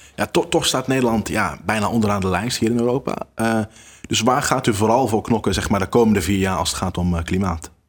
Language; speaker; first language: Dutch; non-native, fluent; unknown